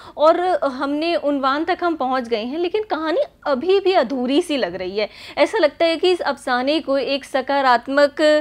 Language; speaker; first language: Hindi; native; Hindi